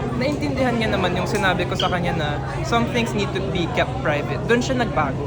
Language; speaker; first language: Filipino; non-native, local second language; English